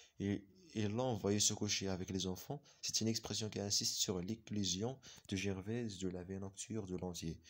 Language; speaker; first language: French; non-native, local second language; Arabic